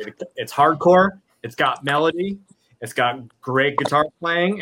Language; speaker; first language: English; native; English